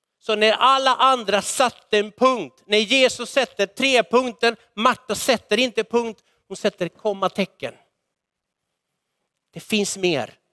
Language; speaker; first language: Swedish; non-native, fluent; Spanish